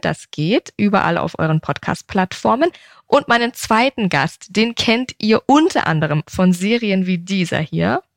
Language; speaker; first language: German; native; German